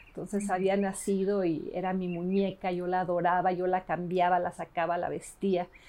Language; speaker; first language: Spanish; early bilingual, other home language; English